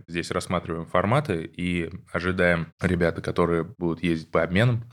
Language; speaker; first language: Russian; native; Russian